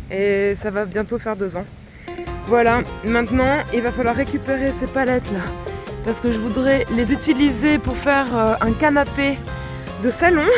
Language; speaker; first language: French; native; French